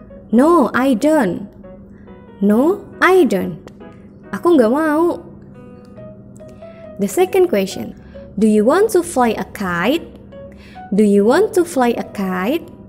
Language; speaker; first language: English; non-native, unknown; Indonesian